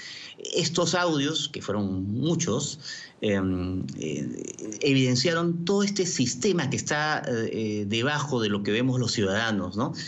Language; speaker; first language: Spanish; native; Spanish